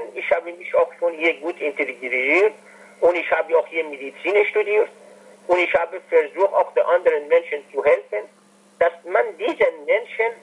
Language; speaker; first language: German; non-native, fluent; Persian